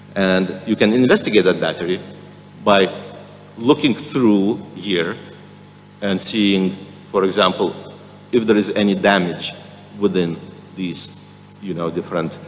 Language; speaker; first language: English; non-native, fluent; Lithuanian